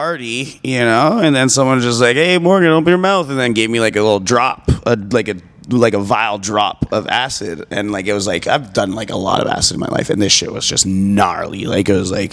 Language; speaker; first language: English; native; English